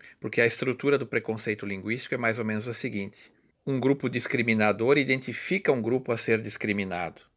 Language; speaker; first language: Portuguese; native; Portuguese